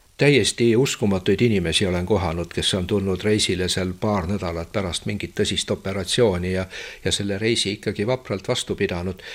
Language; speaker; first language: Estonian; native; Estonian